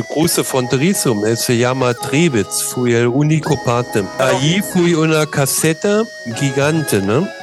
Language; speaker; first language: Spanish; non-native, learner; German